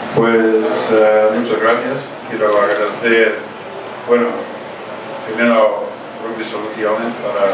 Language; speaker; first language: Spanish; non-native, fluent; English